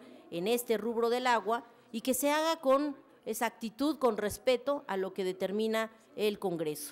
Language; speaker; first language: Spanish; native; Spanish